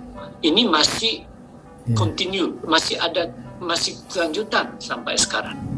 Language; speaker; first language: Indonesian; non-native, fluent; Japanese